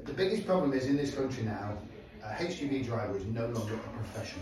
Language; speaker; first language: English; native; English